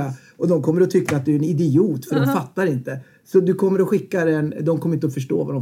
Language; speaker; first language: Swedish; native; Swedish